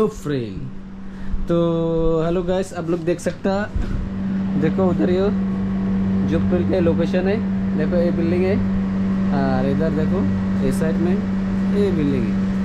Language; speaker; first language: Hindi; non-native, learner; Bangla